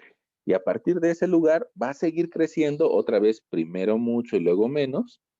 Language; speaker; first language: Spanish; native; Spanish